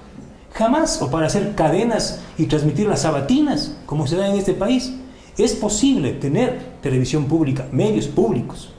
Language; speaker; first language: Spanish; native; Spanish